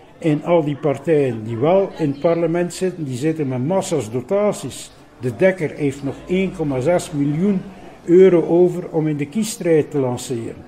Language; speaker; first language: Dutch; native; Dutch